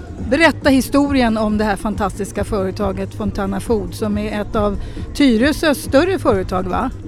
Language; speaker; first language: Swedish; native; Swedish